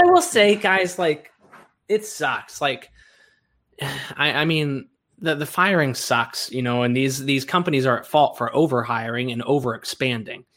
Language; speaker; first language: English; native; English